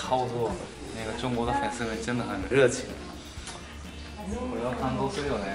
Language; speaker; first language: Chinese; non-native, fluent; Japanese